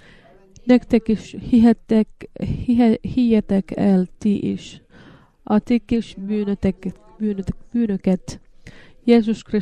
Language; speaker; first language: Hungarian; non-native, learner; Finnish